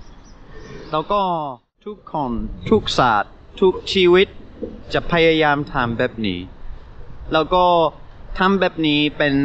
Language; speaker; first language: Thai; non-native, learner; English